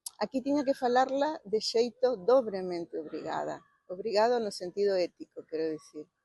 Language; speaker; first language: Galician; early bilingual, heritage; Galician